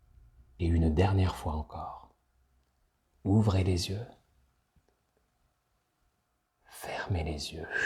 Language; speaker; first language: French; native; French